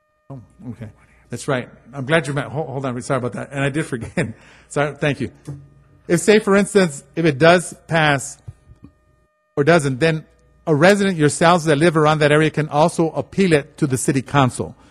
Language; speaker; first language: English; early bilingual, other home language; Spanish